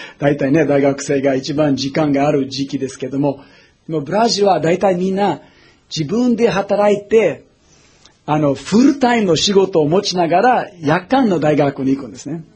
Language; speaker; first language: Japanese; non-native, fluent; English